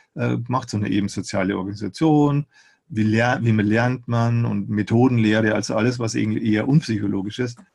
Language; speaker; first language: German; native; German